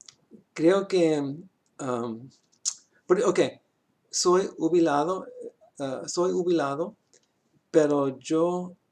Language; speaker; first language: Spanish; non-native, learner; English